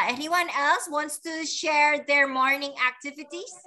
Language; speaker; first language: English; non-native, fluent; Indonesian